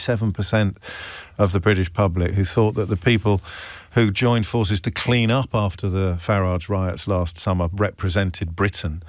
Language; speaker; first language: English; native; English